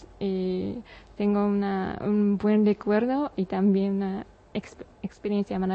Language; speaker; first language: Spanish; non-native, learner; Japanese